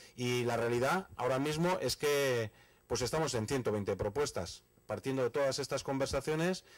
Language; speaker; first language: Spanish; native; Spanish